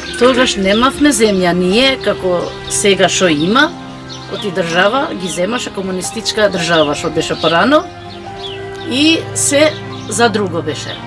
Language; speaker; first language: Macedonian; non-native, fluent; Albanian